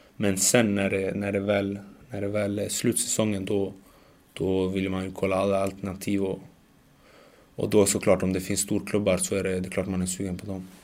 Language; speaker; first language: Swedish; early bilingual, other home language; Macedonian